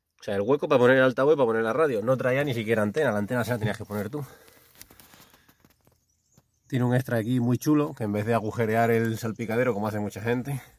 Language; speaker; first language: Spanish; native; Spanish